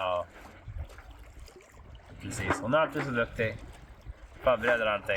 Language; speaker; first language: Swedish; native; Swedish